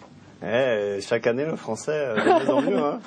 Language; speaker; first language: French; native; French